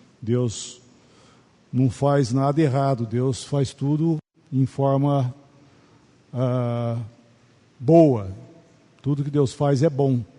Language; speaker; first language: Portuguese; native; Portuguese